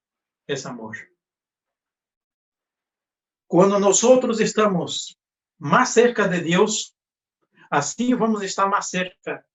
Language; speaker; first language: Spanish; non-native, fluent; Portuguese